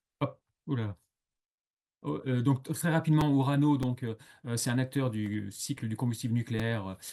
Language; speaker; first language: French; native; French